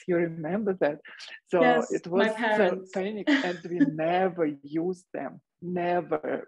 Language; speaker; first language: English; non-native, fluent; Russian